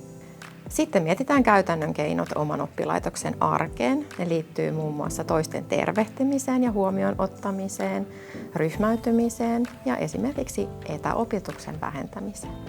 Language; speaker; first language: Finnish; native; Finnish